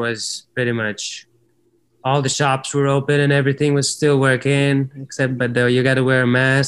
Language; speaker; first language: English; non-native, fluent; Latvian